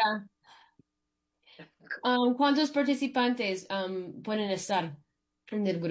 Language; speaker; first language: Spanish; early bilingual, heritage; Spanish